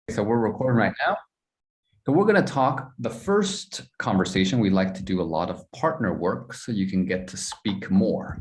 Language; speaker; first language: English; non-native, fluent; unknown